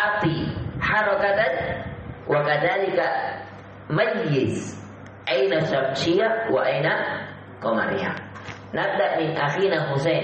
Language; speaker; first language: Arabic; non-native, fluent; Indonesian